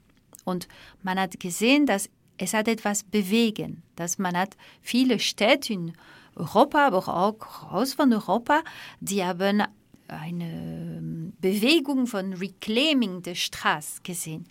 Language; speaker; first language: German; non-native, fluent; Dutch